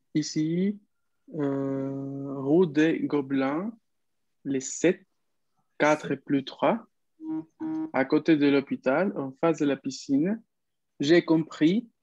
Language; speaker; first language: French; non-native, fluent; Spanish